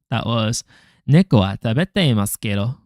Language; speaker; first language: Japanese; non-native, learner; English